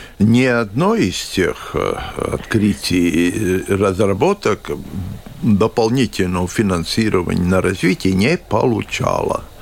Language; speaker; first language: Russian; non-native, local second language; Latvian